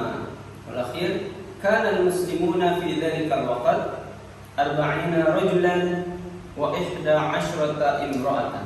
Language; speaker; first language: Arabic; non-native, learner; Indonesian